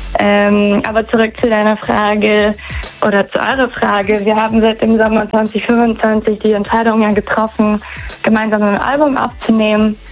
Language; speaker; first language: German; non-native, fluent; Portuguese